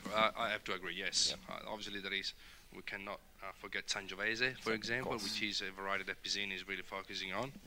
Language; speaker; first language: English; non-native, fluent; Italian